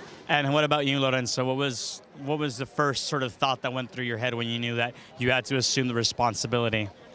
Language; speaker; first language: English; early bilingual, other home language; Spanish